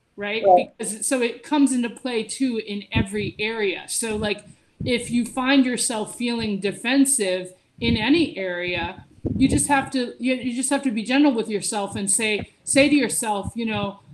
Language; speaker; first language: English; native; English